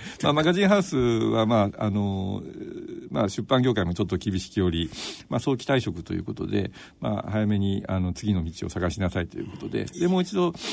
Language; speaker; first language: Japanese; native; Japanese